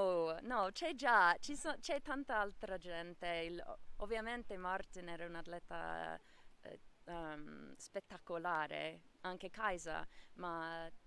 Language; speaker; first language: Italian; non-native, fluent; English